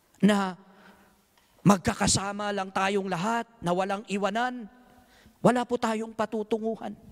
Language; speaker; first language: Filipino; native; Filipino